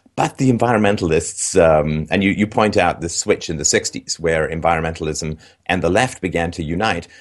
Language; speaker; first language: English; native; English